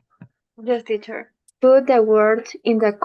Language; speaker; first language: English; non-native, learner; Spanish